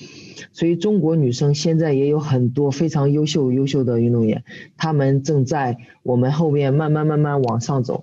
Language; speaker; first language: Chinese; native; Chinese